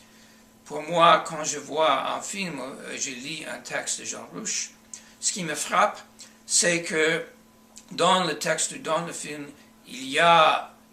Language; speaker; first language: French; non-native, fluent; English